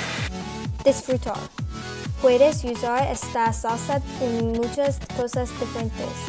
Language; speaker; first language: Spanish; non-native, learner; English